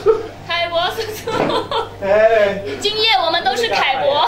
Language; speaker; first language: Chinese; native; Chinese